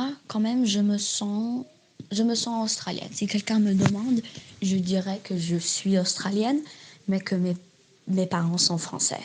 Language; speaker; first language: French; early bilingual, heritage; French